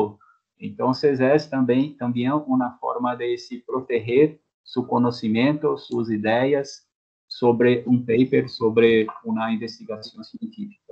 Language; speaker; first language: Spanish; non-native, fluent; Portuguese